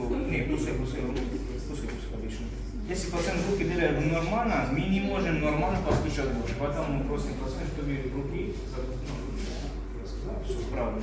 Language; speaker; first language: Russian; non-native, fluent; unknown